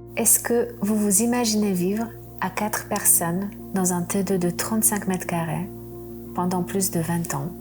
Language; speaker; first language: French; non-native, fluent; Polish